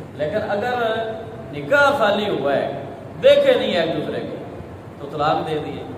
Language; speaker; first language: Urdu; non-native, local second language; Punjabi